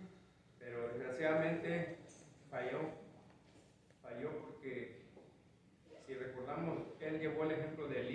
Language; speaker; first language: Spanish; native; Spanish